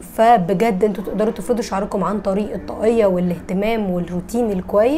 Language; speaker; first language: Arabic; native; Arabic